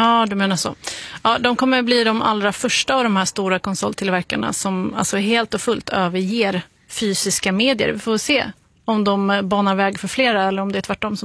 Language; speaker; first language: Swedish; native; Swedish